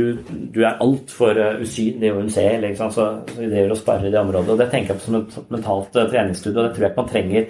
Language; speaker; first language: Norwegian; native; Norwegian